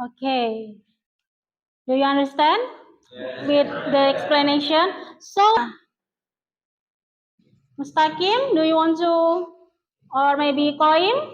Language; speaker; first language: English; non-native, learner; Indonesian